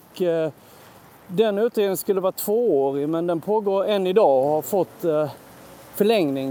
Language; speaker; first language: Swedish; native; Swedish